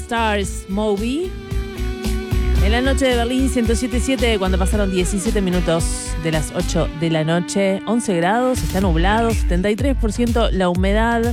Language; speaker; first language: Spanish; native; Spanish